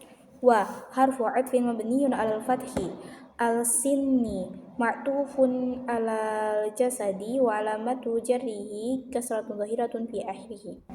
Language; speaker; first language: Arabic; non-native, learner; Indonesian